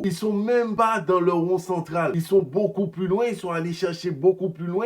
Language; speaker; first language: French; native; French